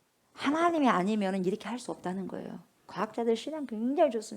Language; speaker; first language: Korean; native; Korean